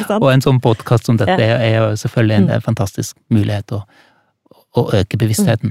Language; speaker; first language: Norwegian; non-native, fluent; German